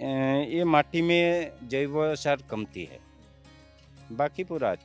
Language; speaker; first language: Hindi; non-native, local second language; Odia